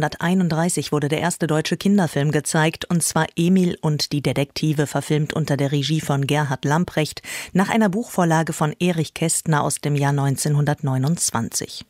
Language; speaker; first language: German; native; German